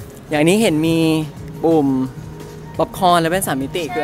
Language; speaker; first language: Thai; native; Thai